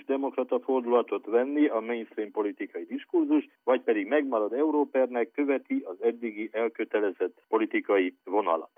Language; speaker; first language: Hungarian; native; Hungarian